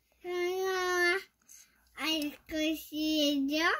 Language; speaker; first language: Korean; early bilingual, heritage; Korean